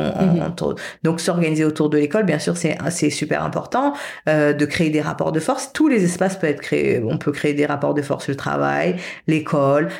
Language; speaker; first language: French; native; French